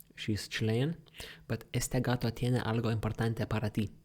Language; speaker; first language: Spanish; non-native, learner; English